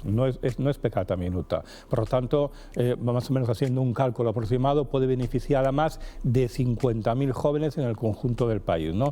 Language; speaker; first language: Spanish; native; Spanish